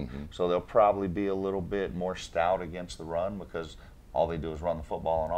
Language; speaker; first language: English; native; English